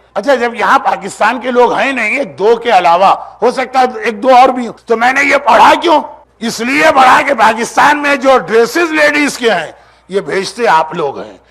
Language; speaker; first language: Urdu; native; Urdu